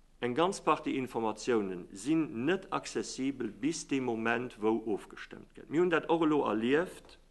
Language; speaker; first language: Luxembourgish; native; Luxembourgish